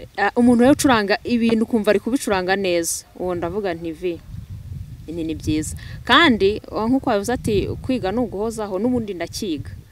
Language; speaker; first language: Kinyarwanda; native; Kinyarwanda